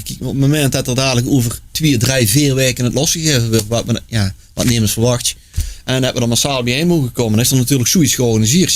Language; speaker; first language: Dutch; native; Dutch